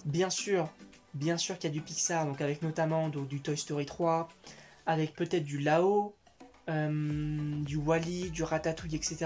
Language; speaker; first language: French; native; French